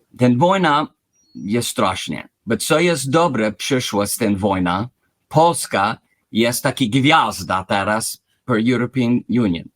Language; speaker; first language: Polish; early bilingual, heritage; English